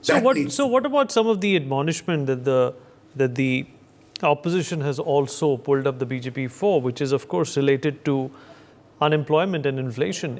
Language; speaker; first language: English; non-native, local second language; Hindi